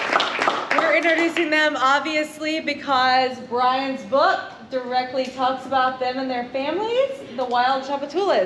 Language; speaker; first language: English; native; English